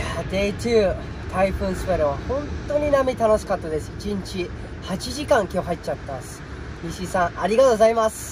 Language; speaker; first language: Japanese; early bilingual, other home language; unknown